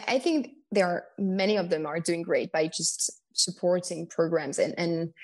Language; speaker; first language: English; non-native, fluent; French